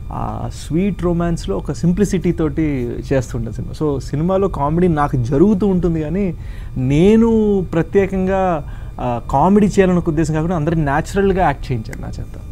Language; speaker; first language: Telugu; early bilingual, heritage; Telugu